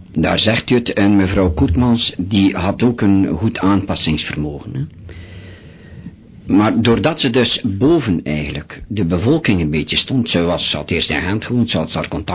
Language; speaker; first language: Dutch; native; Dutch